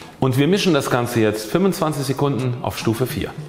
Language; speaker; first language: German; native; German